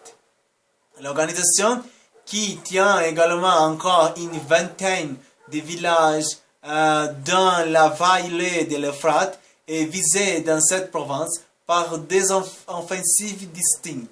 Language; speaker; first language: French; non-native, learner; Portuguese